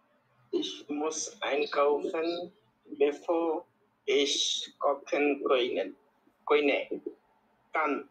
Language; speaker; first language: German; non-native, learner; Bangla